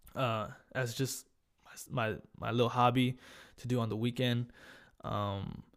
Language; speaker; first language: English; early bilingual, other home language; Spanish